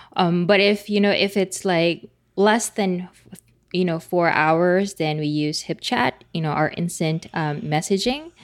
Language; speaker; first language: English; non-native, local second language; Filipino